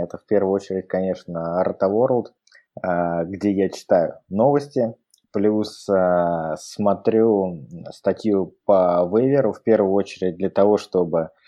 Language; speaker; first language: Russian; native; Russian